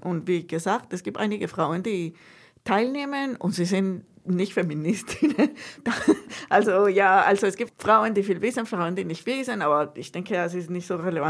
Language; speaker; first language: German; non-native, fluent; Spanish